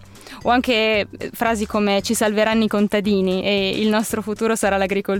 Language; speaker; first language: Italian; native; Italian